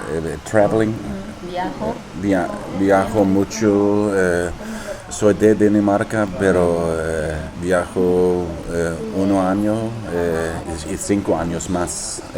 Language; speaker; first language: Spanish; non-native, learner; Danish